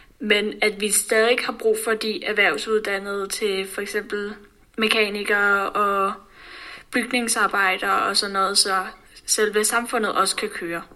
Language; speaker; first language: Danish; native; Danish